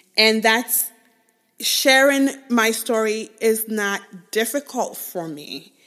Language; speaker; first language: English; non-native, local second language; Igbo